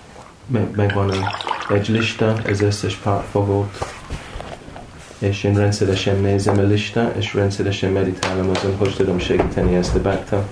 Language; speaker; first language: Hungarian; non-native, learner; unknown